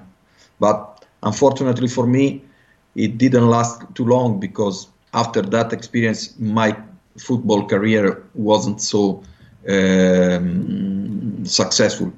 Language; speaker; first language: English; non-native, fluent; Italian